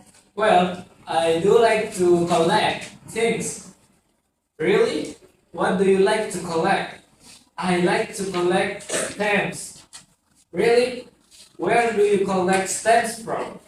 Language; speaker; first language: English; non-native, learner; Indonesian